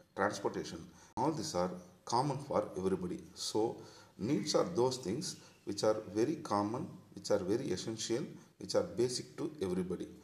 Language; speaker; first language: English; non-native, local second language; Tamil